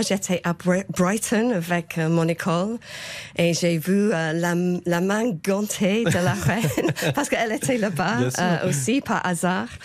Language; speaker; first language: French; non-native, fluent; English